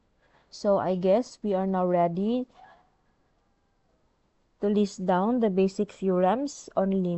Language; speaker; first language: English; non-native, local second language; Filipino